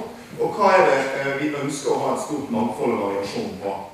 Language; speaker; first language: Norwegian; native; Norwegian